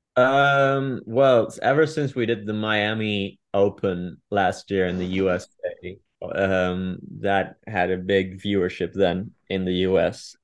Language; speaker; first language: English; non-native, fluent; Dutch